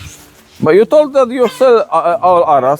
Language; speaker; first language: English; non-native, learner; Polish